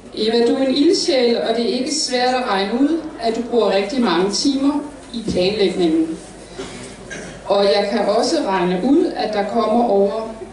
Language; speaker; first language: Danish; native; Danish